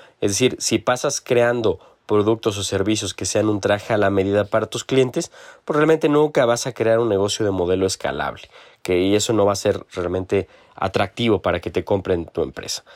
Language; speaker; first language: Spanish; native; Spanish